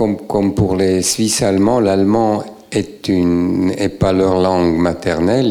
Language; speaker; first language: French; native; French